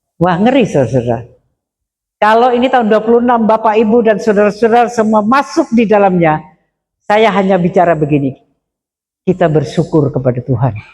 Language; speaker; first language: Indonesian; non-native, local second language; Madurese